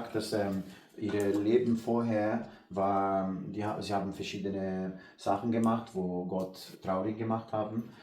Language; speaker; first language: German; non-native, learner; Portuguese